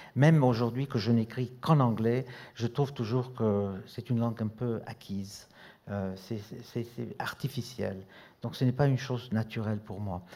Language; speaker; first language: French; native; French